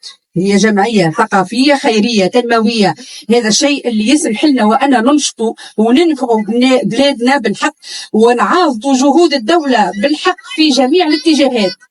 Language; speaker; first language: Arabic; native; Arabic